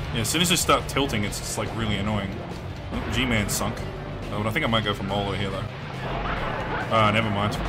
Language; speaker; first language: English; native; English